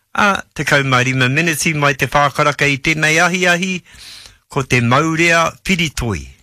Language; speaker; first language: Māori; native; Māori